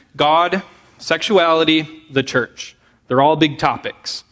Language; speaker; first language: English; native; English